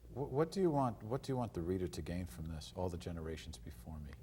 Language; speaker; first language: English; native; English